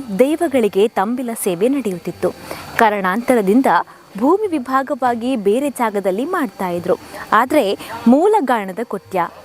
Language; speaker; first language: Kannada; non-native, local second language; Tulu